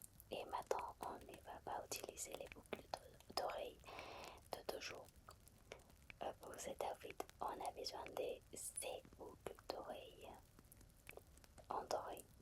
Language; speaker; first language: French; non-native, fluent; Spanish